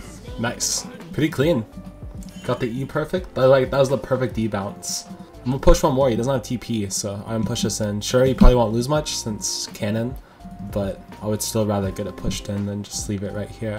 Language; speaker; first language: English; native; English